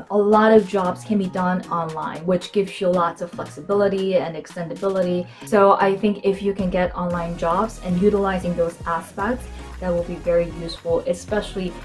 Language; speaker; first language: English; non-native, fluent; Korean